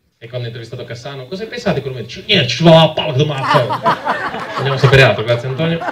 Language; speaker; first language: Italian; native; Italian